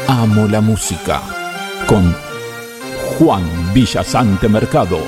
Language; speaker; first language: Spanish; native; Spanish